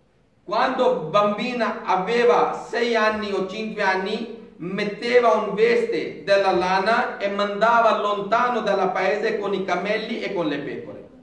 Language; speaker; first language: Italian; non-native, fluent; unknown